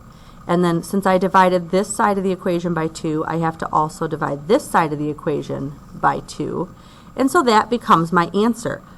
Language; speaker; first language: English; native; English